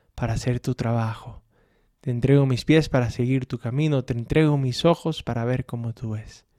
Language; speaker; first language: Spanish; native; Spanish